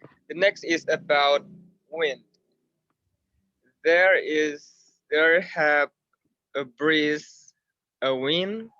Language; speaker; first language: English; non-native, learner; Indonesian